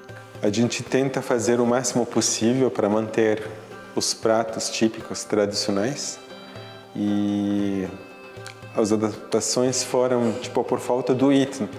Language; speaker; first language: Portuguese; non-native, fluent; Arabic